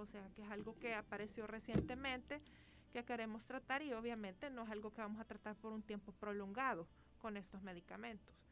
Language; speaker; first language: Spanish; native; Spanish